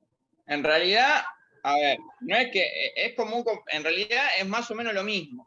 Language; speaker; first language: Spanish; native; Spanish